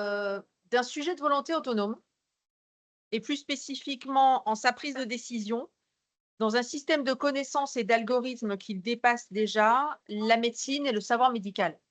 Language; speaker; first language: French; native; French